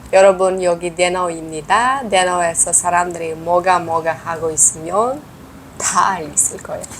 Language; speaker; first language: Korean; non-native, learner; Uzbek